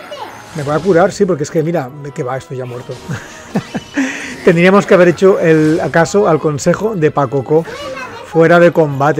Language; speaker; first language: Spanish; native; Spanish